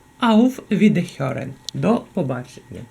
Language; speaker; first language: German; non-native, fluent; Ukrainian